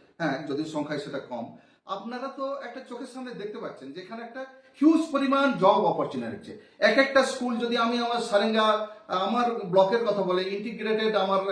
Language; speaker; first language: Bangla; non-native, local second language; Santali